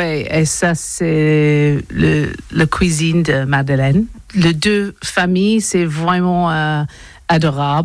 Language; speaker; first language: French; non-native, learner; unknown